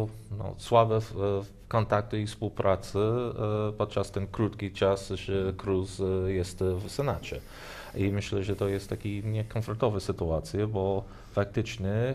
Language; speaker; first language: Polish; non-native, learner; English